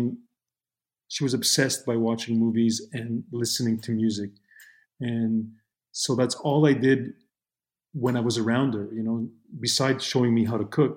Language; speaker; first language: English; non-native, fluent; Italian